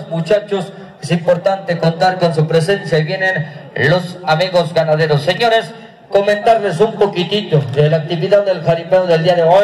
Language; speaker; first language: Spanish; native; Spanish